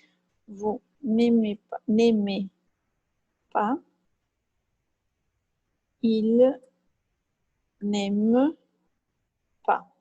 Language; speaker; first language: French; non-native, fluent; Portuguese